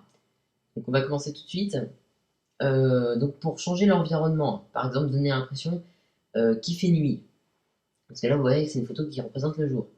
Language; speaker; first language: French; native; French